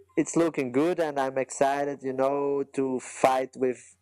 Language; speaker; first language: English; non-native, fluent; Swiss German